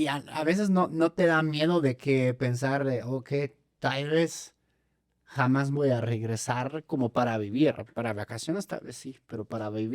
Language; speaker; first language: Spanish; non-native, fluent; German